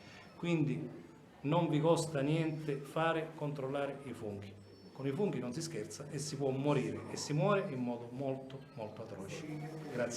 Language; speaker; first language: Italian; native; Italian